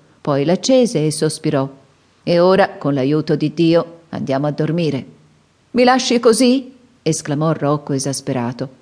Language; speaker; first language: Italian; native; Italian